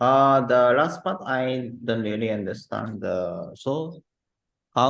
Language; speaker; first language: English; non-native, learner; Japanese